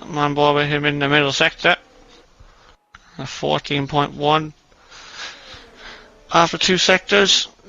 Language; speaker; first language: English; native; English